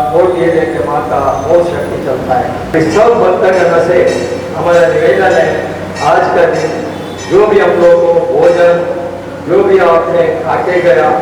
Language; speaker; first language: Hindi; non-native, local second language; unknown